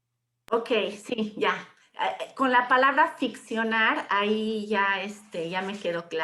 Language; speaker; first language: Spanish; native; Spanish